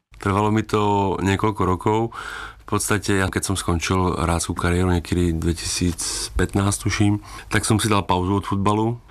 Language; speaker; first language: Slovak; native; Slovak